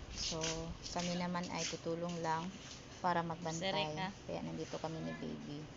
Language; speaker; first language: Filipino; non-native, local second language; Cebuano